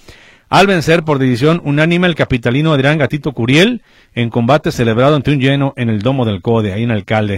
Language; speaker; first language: Spanish; native; Spanish